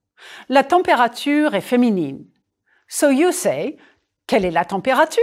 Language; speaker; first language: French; non-native, fluent; English